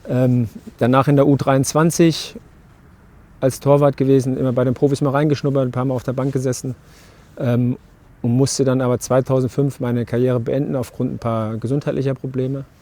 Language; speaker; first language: German; native; German